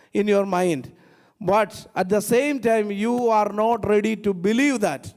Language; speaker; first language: English; non-native, local second language; Malayalam